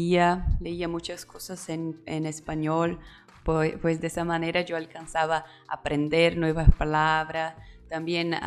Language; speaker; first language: Spanish; non-native, learner; Portuguese